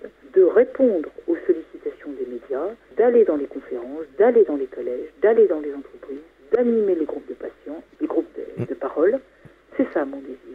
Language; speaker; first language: French; native; French